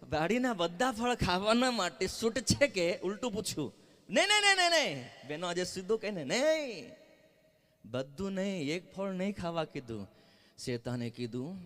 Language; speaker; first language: Gujarati; non-native, local second language; Gamit